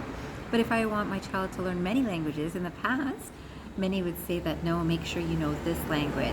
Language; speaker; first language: English; native; English